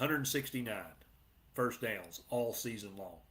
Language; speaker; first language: English; native; English